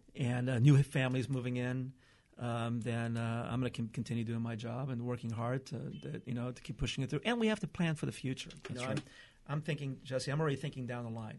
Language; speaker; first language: English; early bilingual, other home language; Portuguese